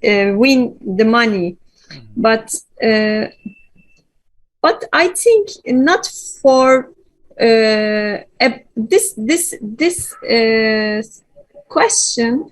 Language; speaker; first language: English; non-native, learner; Turkish